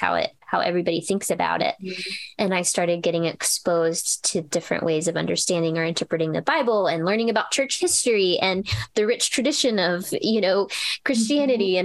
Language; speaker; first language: English; native; English